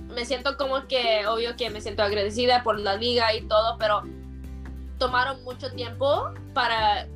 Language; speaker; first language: Spanish; early bilingual, heritage; Spanish